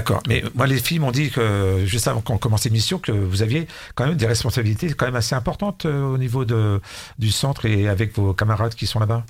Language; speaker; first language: French; native; French